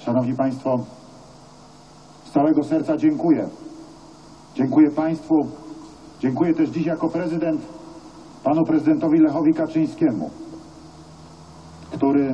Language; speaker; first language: Polish; native; Polish